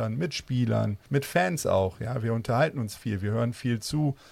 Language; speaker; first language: German; native; German